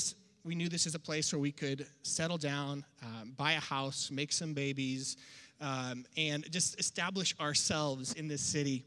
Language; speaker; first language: English; early bilingual, other home language; Ukrainian